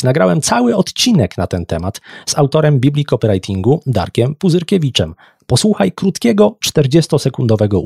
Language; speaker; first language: Polish; native; Polish